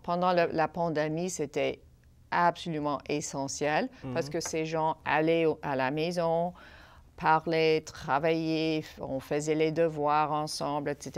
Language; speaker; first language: French; non-native, fluent; English